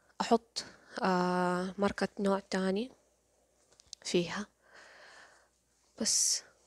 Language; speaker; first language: Arabic; native; Arabic